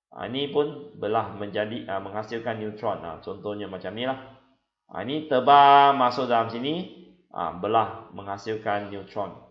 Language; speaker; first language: Malay; non-native, local second language; Chinese